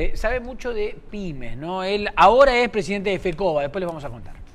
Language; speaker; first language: Spanish; native; Spanish